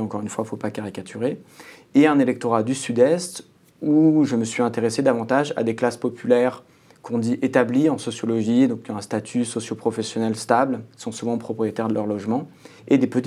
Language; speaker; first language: French; native; French